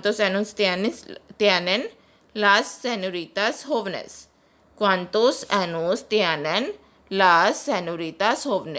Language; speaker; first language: Spanish; non-native, learner; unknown